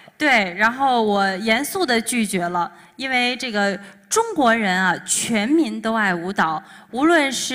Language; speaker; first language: Chinese; native; Chinese